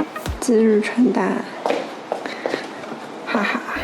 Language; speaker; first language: Chinese; native; Chinese